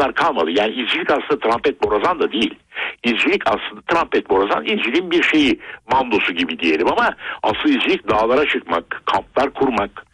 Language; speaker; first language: Turkish; native; Turkish